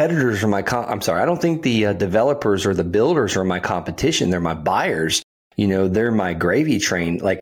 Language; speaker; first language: English; native; English